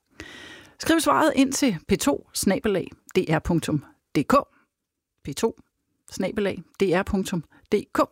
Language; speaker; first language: Danish; native; Danish